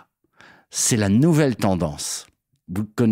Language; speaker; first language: French; native; French